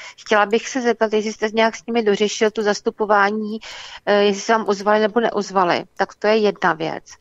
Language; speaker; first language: Czech; native; Czech